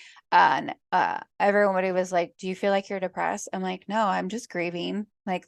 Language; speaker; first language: English; native; English